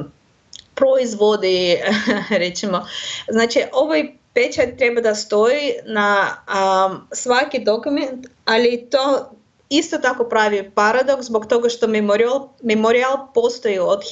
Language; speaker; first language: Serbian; non-native, learner; Russian